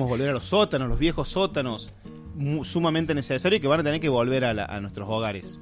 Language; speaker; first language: Spanish; native; Spanish